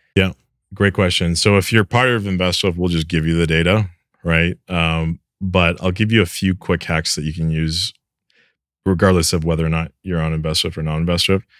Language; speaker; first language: English; native; English